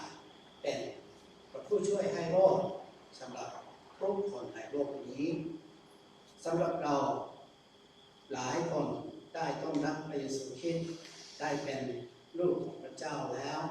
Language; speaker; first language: Thai; non-native, local second language; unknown